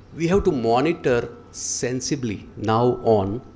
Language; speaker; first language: English; non-native, local second language; Gujarati